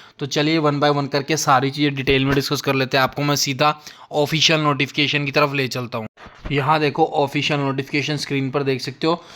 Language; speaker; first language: Hindi; native; Hindi